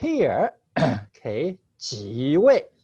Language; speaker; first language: English; non-native, fluent; Chinese